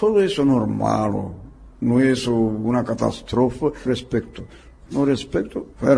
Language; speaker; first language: Spanish; non-native, learner; Romanian